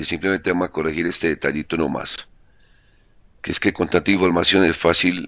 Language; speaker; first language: Spanish; native; Spanish